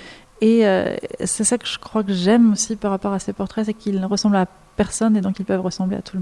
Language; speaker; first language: French; native; French